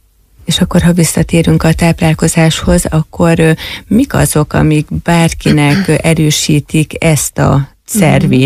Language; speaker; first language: Hungarian; native; Hungarian